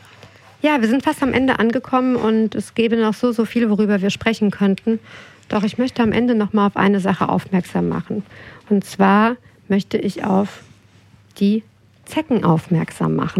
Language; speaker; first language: German; native; German